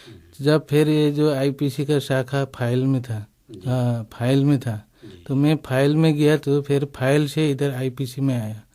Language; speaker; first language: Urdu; non-native, learner; Nepali